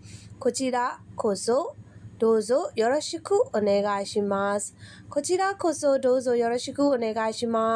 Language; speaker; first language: Japanese; non-native, fluent; Burmese